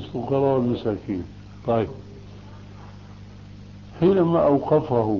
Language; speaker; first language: Arabic; early bilingual, other home language; Albanian